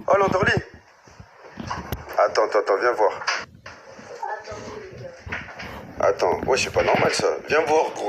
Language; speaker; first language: French; native; French